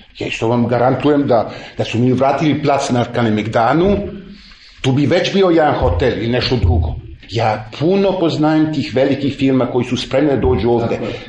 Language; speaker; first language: Serbian; early bilingual, heritage; Serbian